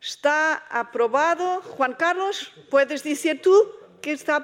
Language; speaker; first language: Spanish; non-native, fluent; Portuguese